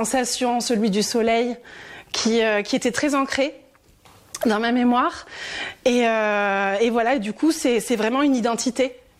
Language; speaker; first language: French; native; French